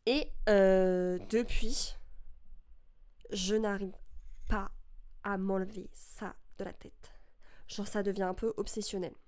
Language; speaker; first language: French; native; French